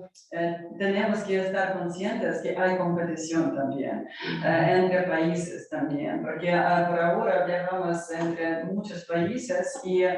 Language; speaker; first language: Spanish; non-native, learner; Ukrainian